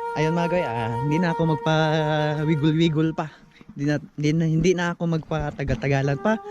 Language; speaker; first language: Filipino; native; Filipino